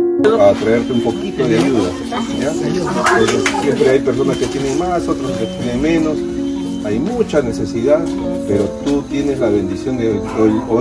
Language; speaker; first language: Spanish; native; Spanish